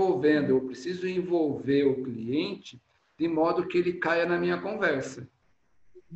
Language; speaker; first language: Portuguese; native; Portuguese